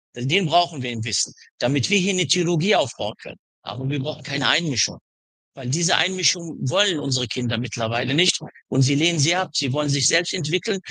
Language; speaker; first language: German; early bilingual, other home language; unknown